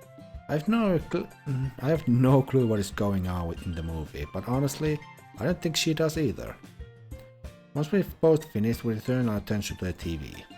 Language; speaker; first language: English; non-native, fluent; Finnish